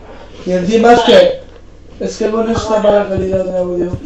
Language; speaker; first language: Spanish; native; Spanish